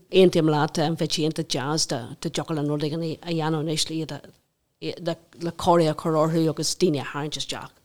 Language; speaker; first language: Irish; non-native, local second language; English